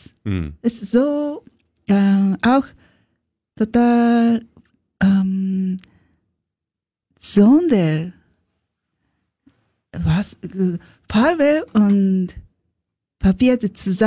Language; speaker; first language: German; non-native, learner; Japanese